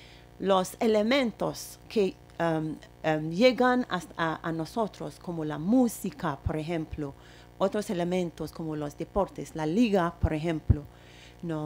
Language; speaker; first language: Spanish; non-native, fluent; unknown